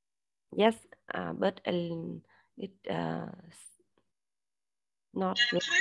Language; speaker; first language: English; non-native, learner; Vietnamese